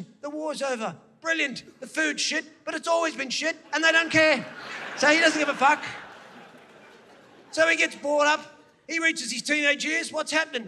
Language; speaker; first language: English; native; English